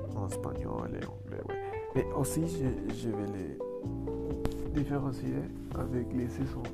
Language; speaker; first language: French; non-native, learner; Spanish